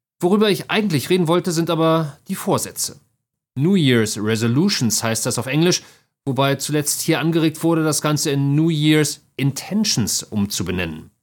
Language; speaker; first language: German; native; German